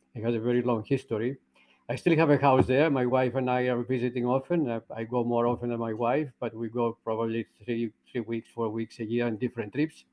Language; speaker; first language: English; non-native, fluent; Greek